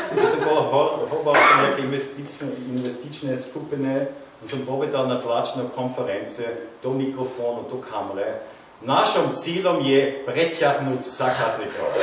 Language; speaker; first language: Slovak; non-native, learner; German